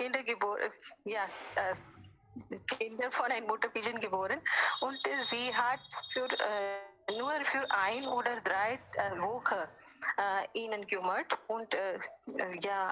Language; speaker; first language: German; non-native, learner; Hindi